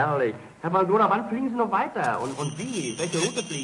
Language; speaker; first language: German; native; German